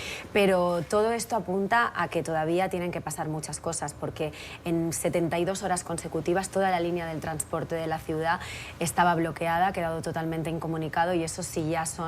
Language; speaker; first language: Spanish; native; Spanish